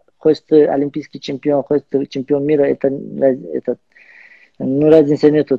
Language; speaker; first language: Russian; non-native, learner; Azerbaijani